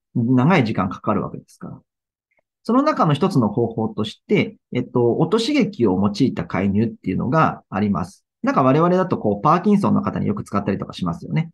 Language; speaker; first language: Japanese; native; Japanese